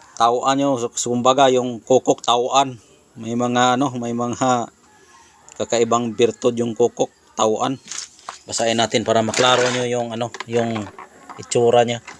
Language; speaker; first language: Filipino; non-native, local second language; Cebuano